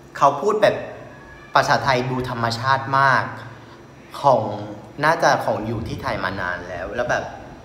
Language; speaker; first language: Thai; non-native, fluent; Vietnamese